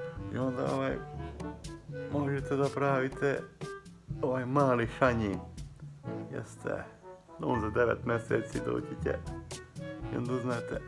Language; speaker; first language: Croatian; non-native, local second language; Hungarian